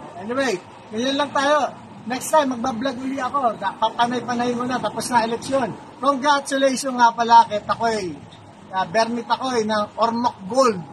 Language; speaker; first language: Filipino; native; Filipino